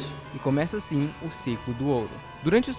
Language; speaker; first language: Portuguese; native; Portuguese